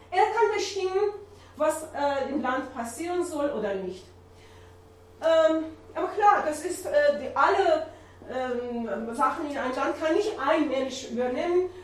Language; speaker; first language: German; non-native, learner; Persian